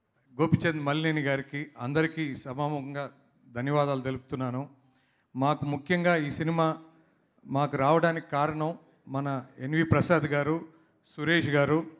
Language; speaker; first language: Telugu; native; Telugu